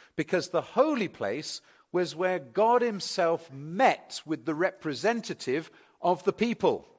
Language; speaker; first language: English; native; English